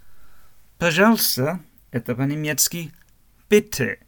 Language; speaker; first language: Russian; non-native, fluent; German